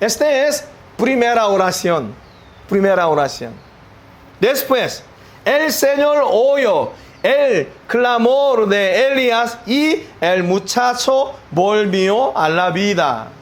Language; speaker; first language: Spanish; non-native, learner; Korean